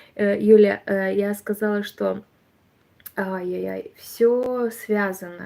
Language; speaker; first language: Russian; non-native, learner; Romanian